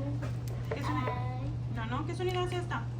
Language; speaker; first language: Spanish; early bilingual, heritage; Spanish